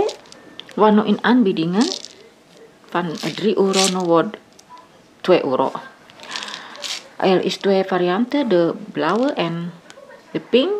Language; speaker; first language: Dutch; non-native, learner; Indonesian